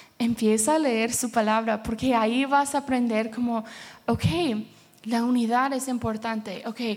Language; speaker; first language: Spanish; early bilingual, heritage; Spanish